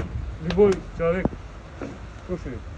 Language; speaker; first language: Russian; non-native, local second language; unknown